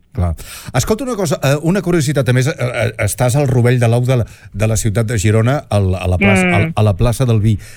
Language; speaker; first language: Catalan; native; Catalan